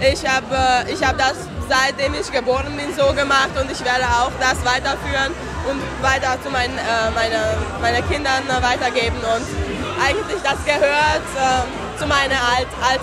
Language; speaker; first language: German; non-native, local second language; Hungarian